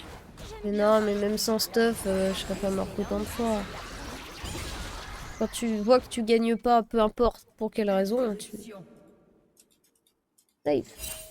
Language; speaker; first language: French; native; French